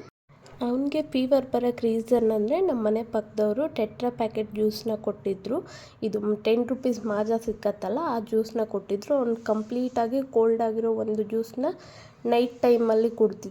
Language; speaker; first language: Kannada; native; Kannada